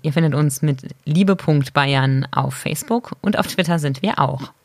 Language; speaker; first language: German; native; German